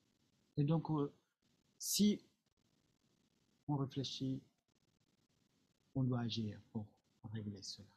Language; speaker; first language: French; non-native, fluent; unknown